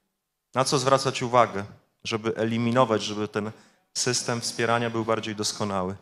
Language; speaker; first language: Polish; native; Polish